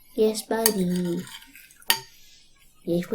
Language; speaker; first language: English; native; English